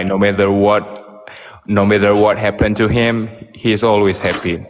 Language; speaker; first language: English; non-native, fluent; Indonesian